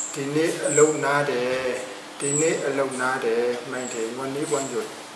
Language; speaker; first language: Thai; non-native, fluent; Burmese